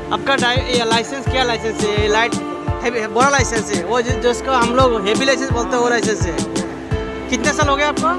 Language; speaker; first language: Hindi; non-native, fluent; Bangla